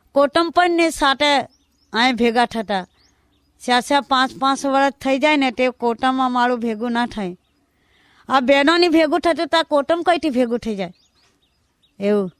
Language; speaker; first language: Gujarati; non-native, local second language; Bhili